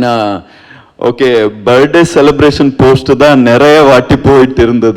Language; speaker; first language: Tamil; non-native, learner; Kannada